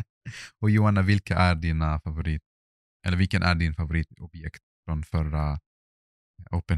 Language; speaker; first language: Swedish; non-native, fluent; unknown